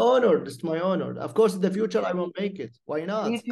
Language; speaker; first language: English; non-native, fluent; Arabic